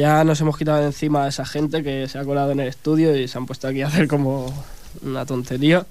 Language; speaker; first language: Spanish; native; Spanish